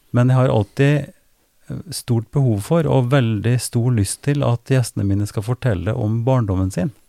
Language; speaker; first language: Norwegian; native; Norwegian